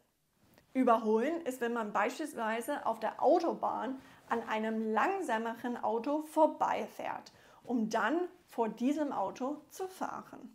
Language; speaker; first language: German; non-native, fluent; English